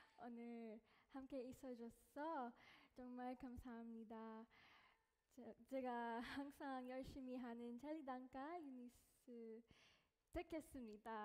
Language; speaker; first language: Korean; non-native, learner; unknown